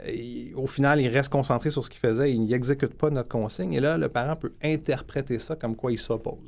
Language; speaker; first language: French; native; French